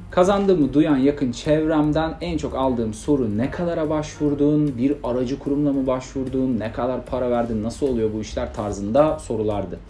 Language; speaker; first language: Turkish; native; Turkish